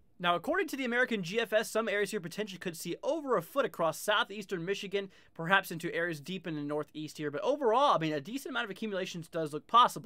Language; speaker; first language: English; native; English